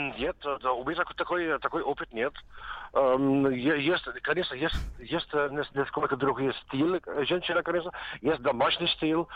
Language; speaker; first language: Russian; non-native, learner; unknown